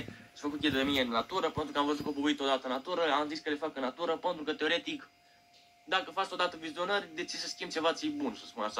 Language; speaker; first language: Romanian; native; Romanian